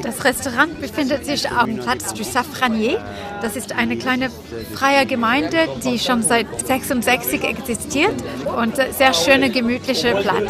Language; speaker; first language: German; non-native, fluent; French